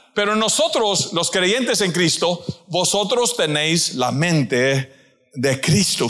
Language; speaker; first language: Spanish; native; Spanish